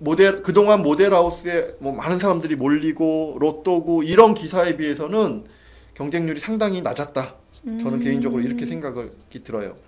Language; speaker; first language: Korean; native; Korean